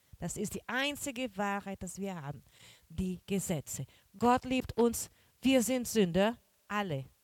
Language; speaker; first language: German; non-native, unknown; Portuguese